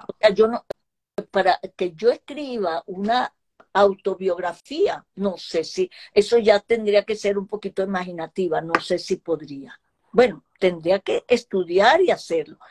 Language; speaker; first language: Spanish; early bilingual, other home language; Hebrew